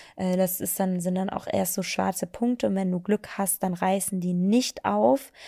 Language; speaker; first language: German; native; German